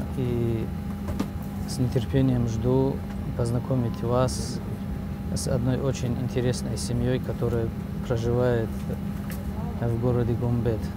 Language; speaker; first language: Russian; native; Russian